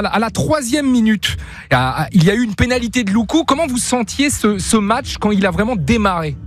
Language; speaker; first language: French; native; French